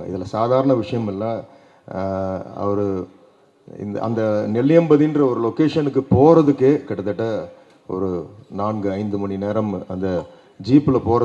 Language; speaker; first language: Tamil; native; Tamil